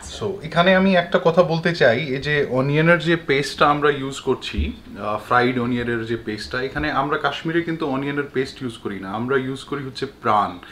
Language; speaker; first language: Bangla; non-native, fluent; Kashmiri